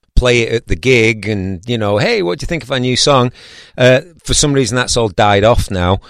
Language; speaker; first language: English; native; English